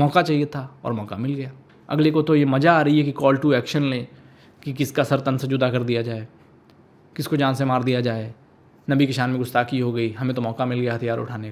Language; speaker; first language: Hindi; native; Hindi